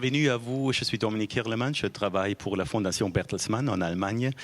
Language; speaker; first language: French; non-native, fluent; German